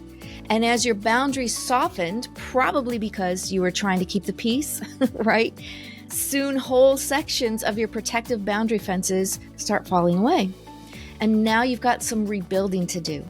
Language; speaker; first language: English; native; English